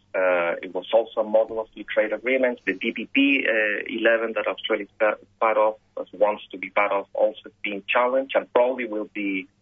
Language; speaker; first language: English; non-native, fluent; Spanish